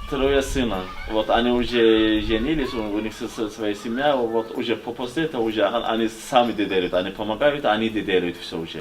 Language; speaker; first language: Russian; non-native, fluent; Turkish